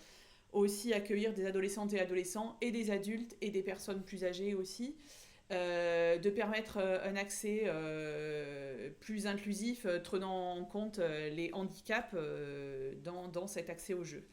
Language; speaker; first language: French; native; French